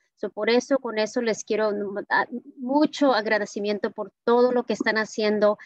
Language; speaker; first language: Spanish; early bilingual, heritage; Spanish